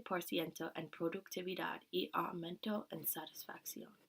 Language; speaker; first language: Spanish; non-native, learner; English